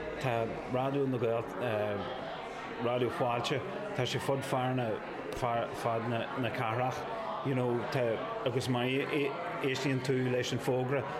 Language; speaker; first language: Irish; non-native, local second language; English